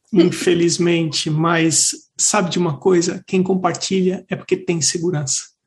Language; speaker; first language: Portuguese; native; Portuguese